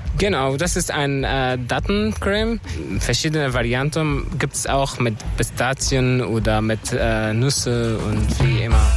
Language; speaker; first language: German; non-native, fluent; Arabic